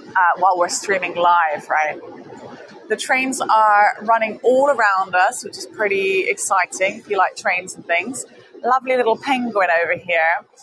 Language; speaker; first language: English; native; English